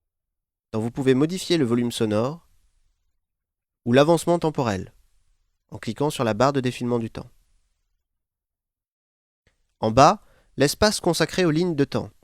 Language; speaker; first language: French; native; French